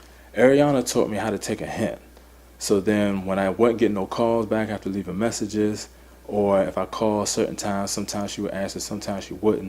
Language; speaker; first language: English; native; English